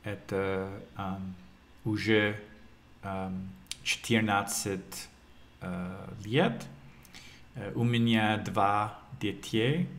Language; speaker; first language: Russian; non-native, learner; English